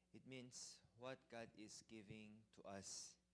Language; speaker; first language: English; non-native, local second language; Filipino